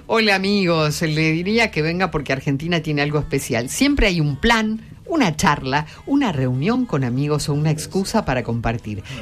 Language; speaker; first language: Spanish; native; Spanish